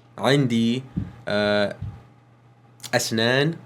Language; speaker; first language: Arabic; non-native, learner; English